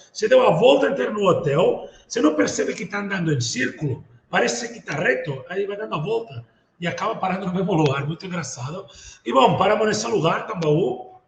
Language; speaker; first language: Portuguese; non-native, fluent; Spanish